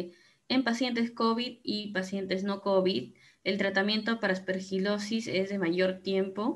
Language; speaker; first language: Spanish; native; Spanish